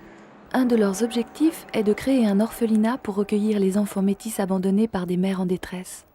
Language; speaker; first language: French; native; French